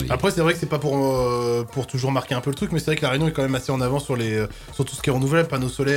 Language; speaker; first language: French; native; French